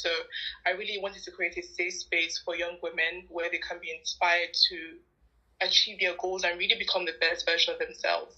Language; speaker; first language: English; non-native, local second language; Yoruba